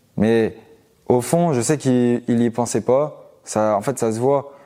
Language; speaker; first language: French; native; French